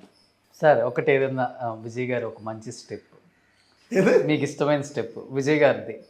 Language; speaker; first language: Telugu; native; Telugu